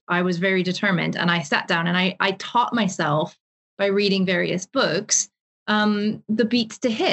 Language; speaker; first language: English; native; English